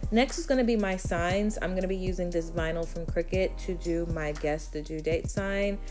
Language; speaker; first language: English; native; English